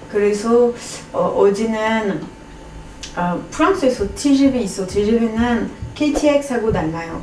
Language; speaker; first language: Korean; non-native, learner; French